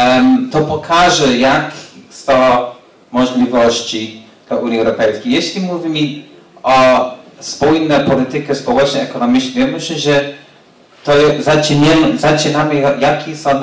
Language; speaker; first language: Polish; non-native, fluent; English